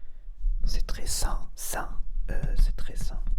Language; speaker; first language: French; non-native, learner; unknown